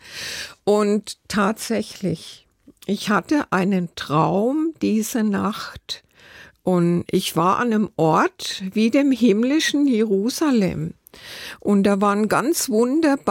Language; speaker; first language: German; native; German